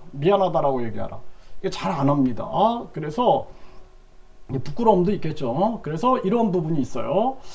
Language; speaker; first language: Korean; native; Korean